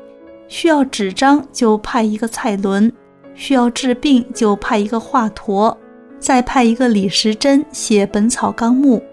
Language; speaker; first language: Chinese; native; Chinese